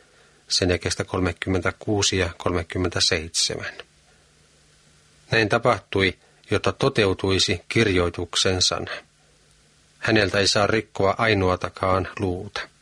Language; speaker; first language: Finnish; native; Finnish